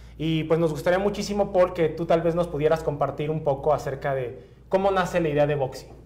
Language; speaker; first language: Spanish; native; Spanish